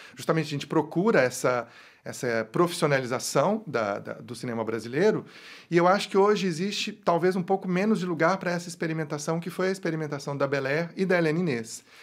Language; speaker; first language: Portuguese; native; Portuguese